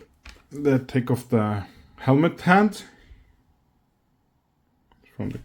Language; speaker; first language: English; non-native, fluent; Norwegian